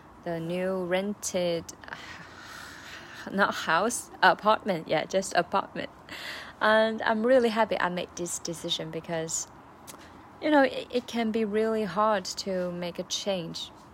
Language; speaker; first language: English; non-native, fluent; Chinese